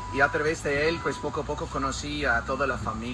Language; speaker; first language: Spanish; non-native, fluent; English